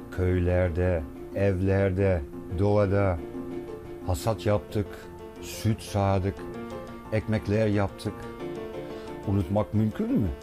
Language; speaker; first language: Turkish; non-native, fluent; Dutch